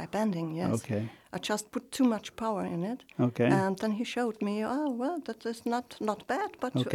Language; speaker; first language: English; non-native, fluent; German